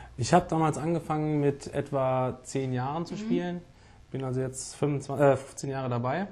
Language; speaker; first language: German; native; German